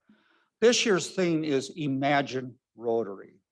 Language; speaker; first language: English; native; English